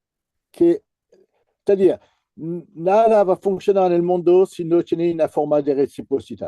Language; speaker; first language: Spanish; non-native, fluent; French